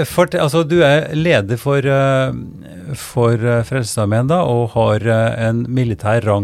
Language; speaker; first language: Norwegian; native; Norwegian